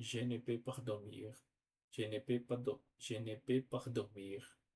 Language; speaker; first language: French; non-native, learner; Portuguese